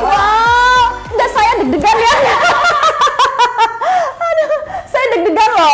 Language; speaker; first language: Indonesian; native; Indonesian